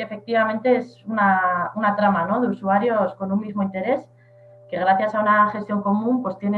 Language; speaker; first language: Spanish; native; Spanish